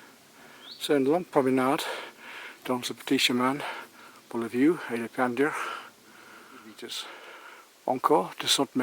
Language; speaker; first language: French; non-native, learner; English